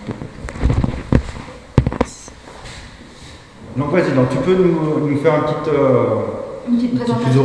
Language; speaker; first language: French; native; French